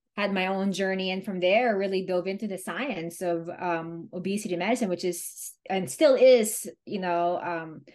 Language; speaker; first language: English; non-native, local second language; Filipino